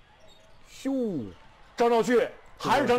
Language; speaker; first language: Chinese; native; Chinese